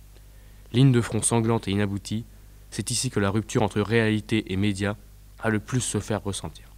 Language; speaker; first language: French; native; French